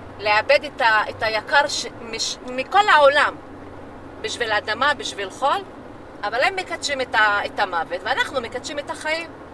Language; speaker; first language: Hebrew; non-native, local second language; Arabic